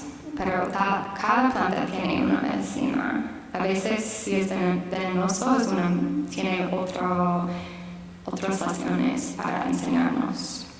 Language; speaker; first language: Spanish; non-native, fluent; English